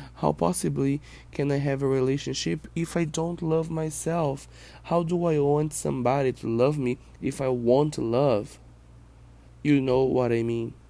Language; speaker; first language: English; non-native, fluent; Portuguese